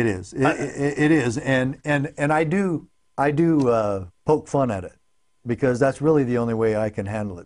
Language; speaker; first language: English; native; English